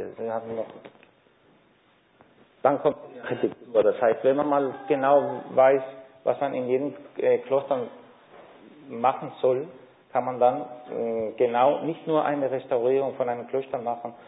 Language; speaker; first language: German; non-native, fluent; Spanish